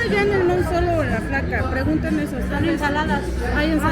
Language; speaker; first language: Spanish; native; Spanish